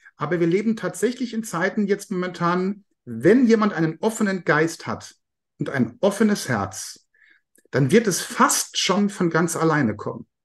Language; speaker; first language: German; native; German